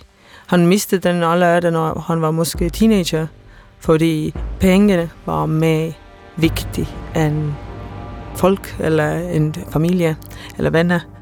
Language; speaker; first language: Danish; non-native, fluent; Estonian